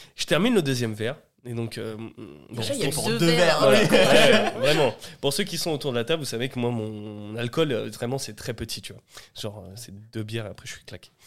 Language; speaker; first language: French; early bilingual, other home language; Portuguese